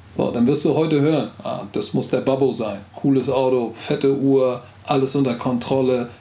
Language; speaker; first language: German; native; German